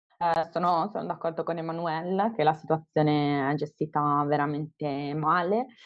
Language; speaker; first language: Italian; native; Italian